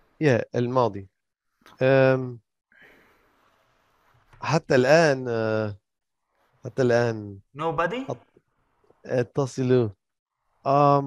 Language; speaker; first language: Arabic; non-native, learner; English